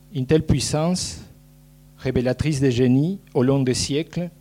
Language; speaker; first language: French; non-native, fluent; Spanish